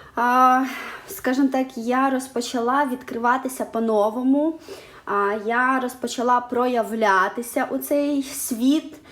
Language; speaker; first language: Ukrainian; non-native, local second language; Russian